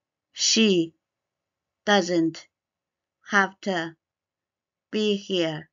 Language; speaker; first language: English; non-native, fluent; Chinese